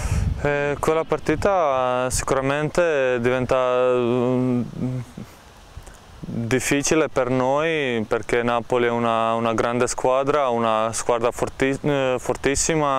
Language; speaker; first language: Italian; non-native, learner; Croatian